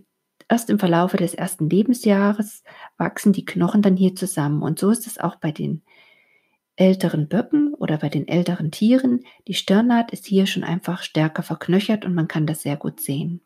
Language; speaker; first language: German; native; German